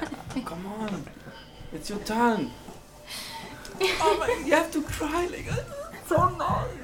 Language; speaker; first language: English; non-native, fluent; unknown